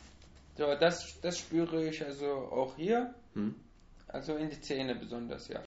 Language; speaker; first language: German; non-native, learner; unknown